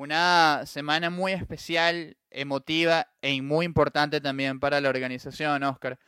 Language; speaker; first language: Spanish; native; Spanish